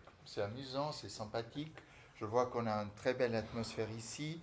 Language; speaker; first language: French; non-native, fluent; Portuguese